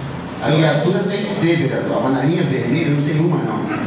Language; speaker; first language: Portuguese; native; Portuguese